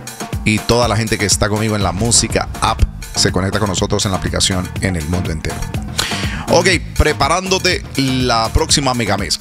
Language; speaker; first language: Spanish; native; Spanish